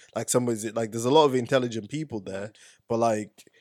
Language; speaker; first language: English; native; English